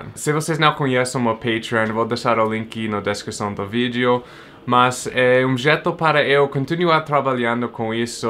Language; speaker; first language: Portuguese; non-native, fluent; English